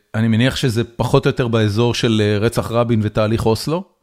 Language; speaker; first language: Hebrew; native; Hebrew